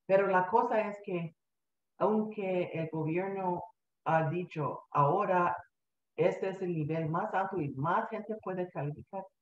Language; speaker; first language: Spanish; early bilingual, heritage; Spanish